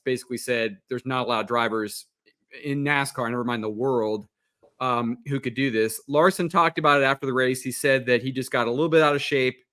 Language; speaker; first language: English; native; English